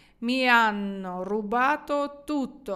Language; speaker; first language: Italian; non-native, fluent; Ukrainian